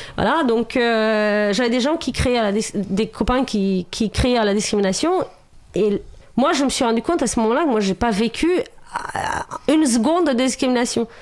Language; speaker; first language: French; non-native, fluent; Romanian